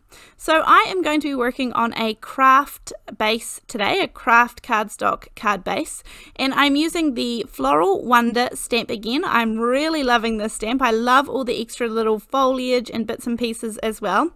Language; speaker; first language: English; native; English